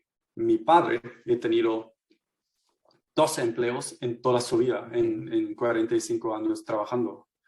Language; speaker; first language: Spanish; non-native, fluent; German